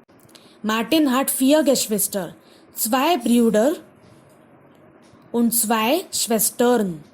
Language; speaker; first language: German; non-native, fluent; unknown